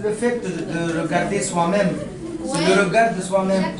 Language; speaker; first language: French; non-native, local second language; Arabic